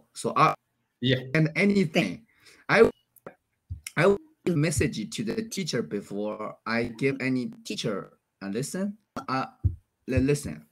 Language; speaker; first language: English; non-native, learner; Chinese